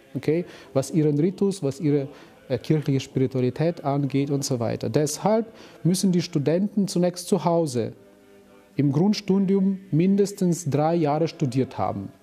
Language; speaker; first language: German; non-native, fluent; Ukrainian